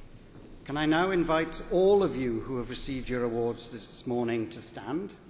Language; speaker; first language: English; native; English